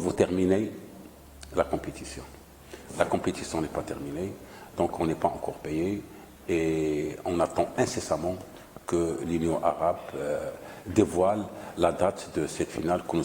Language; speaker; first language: French; non-native, local second language; Arabic